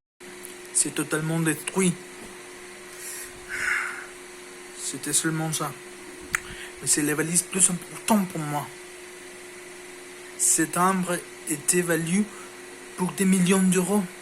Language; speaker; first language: French; non-native, learner; Spanish